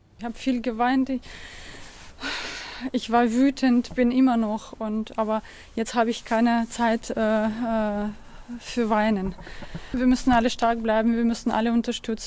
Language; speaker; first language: German; non-native, fluent; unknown